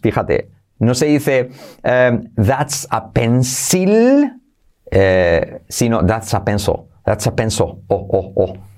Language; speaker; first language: English; non-native, fluent; Spanish